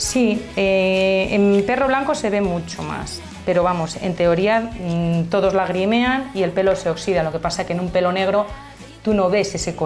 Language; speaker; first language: Spanish; native; Spanish